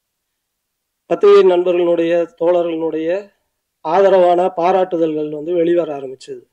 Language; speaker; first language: Tamil; native; Tamil